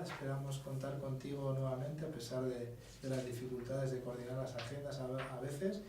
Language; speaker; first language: Spanish; native; Spanish